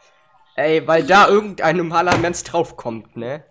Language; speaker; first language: German; native; German